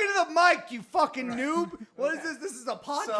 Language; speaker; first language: English; native; English